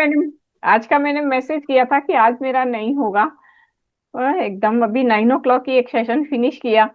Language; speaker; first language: Hindi; native; Hindi